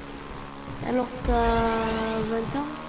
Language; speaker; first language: French; native; French